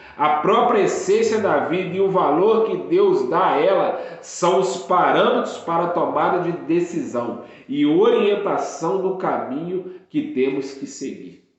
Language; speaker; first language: Portuguese; native; Portuguese